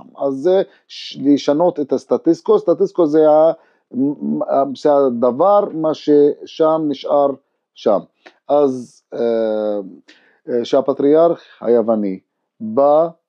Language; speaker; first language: Hebrew; non-native, local second language; Arabic